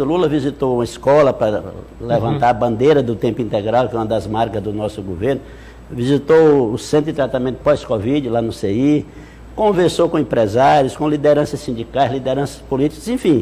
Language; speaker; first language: Portuguese; native; Portuguese